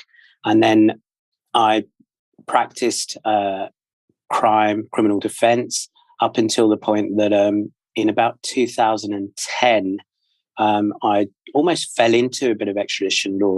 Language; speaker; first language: English; native; English